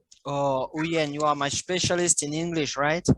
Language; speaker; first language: English; non-native, learner; French